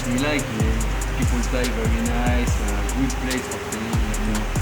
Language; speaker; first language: English; non-native, learner; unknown